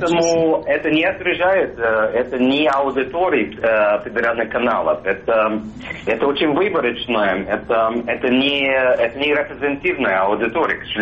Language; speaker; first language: Russian; non-native, fluent; English